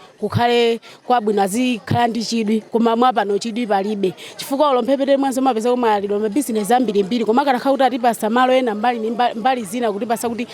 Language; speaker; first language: Nyanja; native; Nyanja